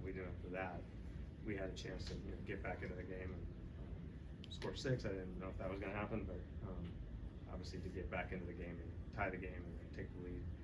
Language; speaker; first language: English; native; English